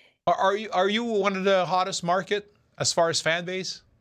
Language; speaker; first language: English; non-native, fluent; French